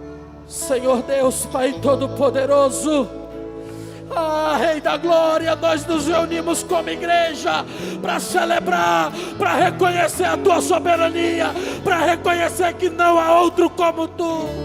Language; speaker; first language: Portuguese; native; Portuguese